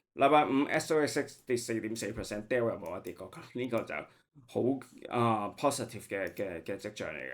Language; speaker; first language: Cantonese; native; Cantonese